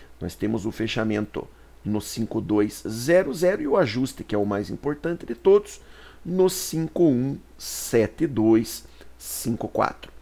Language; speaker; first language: Portuguese; native; Portuguese